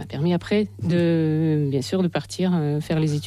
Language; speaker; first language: French; non-native, fluent; Russian